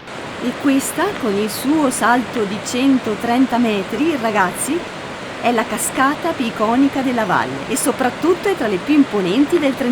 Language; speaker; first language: Italian; native; Italian